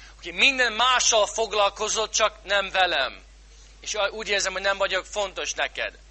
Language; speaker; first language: Hungarian; non-native, fluent; English